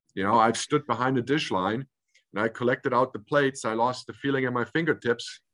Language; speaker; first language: English; early bilingual, other home language; German